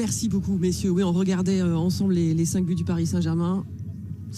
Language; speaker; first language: French; native; French